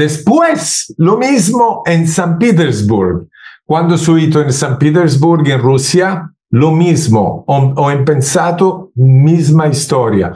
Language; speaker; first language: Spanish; non-native, learner; Italian